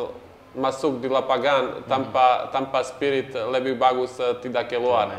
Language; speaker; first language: Indonesian; non-native, learner; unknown